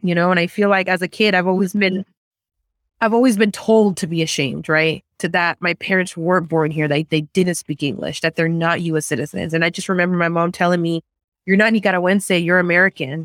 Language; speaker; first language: English; native; English